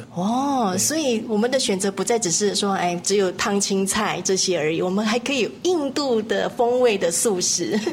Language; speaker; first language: Chinese; native; Chinese